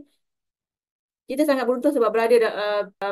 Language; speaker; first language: Malay; native; Malay